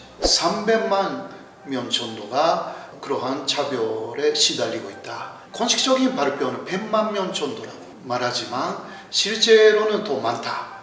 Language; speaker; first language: Korean; non-native, fluent; Japanese